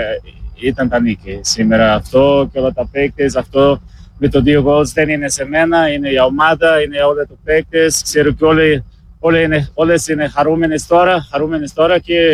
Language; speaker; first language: Greek; non-native, learner; Portuguese